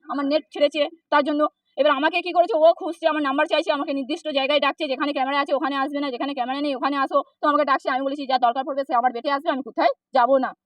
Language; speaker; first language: Bangla; non-native, local second language; Hindi